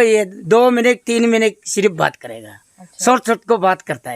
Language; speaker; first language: Hindi; non-native, local second language; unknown